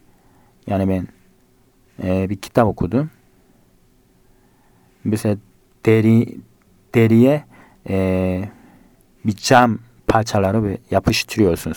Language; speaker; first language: Turkish; non-native, fluent; Korean